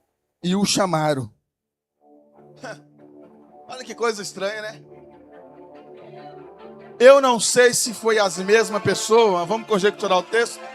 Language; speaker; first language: Portuguese; native; Portuguese